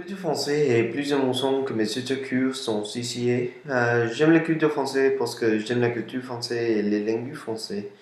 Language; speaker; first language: French; non-native, learner; Spanish